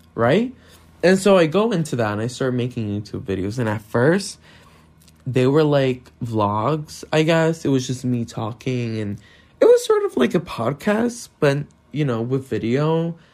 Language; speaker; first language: English; non-native, fluent; Portuguese